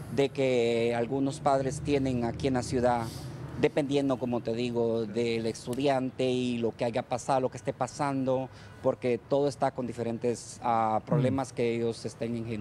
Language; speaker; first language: Spanish; early bilingual, heritage; Spanish